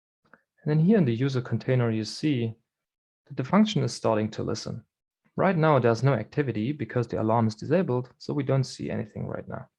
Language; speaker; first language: English; non-native, fluent; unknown